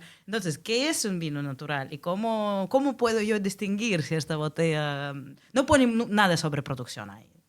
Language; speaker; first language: Spanish; non-native, fluent; Russian